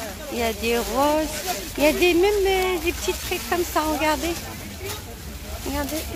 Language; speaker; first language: French; non-native, fluent; Arabic